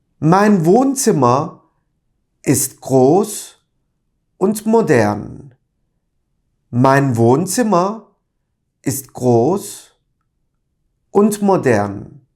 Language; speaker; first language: German; non-native, fluent; Turkish